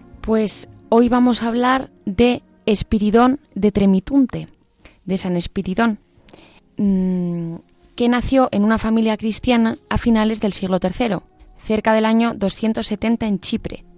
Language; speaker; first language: Spanish; native; Spanish